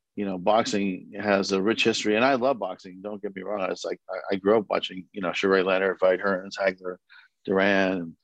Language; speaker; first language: English; early bilingual, other home language; Korean